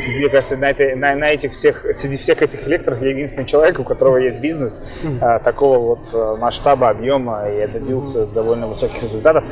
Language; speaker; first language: Russian; non-native, fluent; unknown